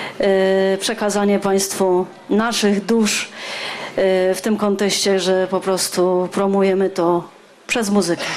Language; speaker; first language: Polish; native; Polish